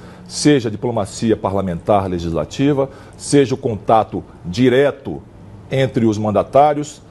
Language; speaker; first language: Portuguese; native; Portuguese